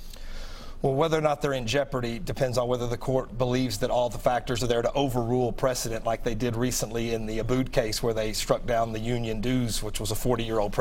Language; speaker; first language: English; native; English